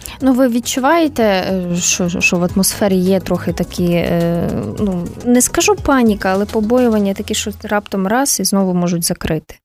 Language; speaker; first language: Ukrainian; native; Ukrainian